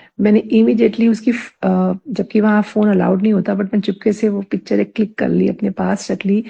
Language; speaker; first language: Hindi; native; Hindi